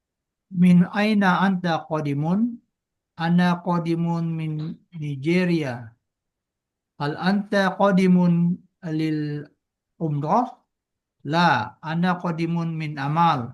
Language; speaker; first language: Arabic; non-native, learner; Indonesian